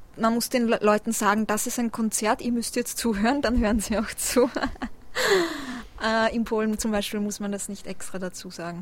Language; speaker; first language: German; early bilingual, other home language; Polish